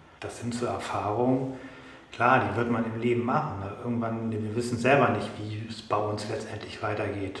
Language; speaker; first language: German; native; German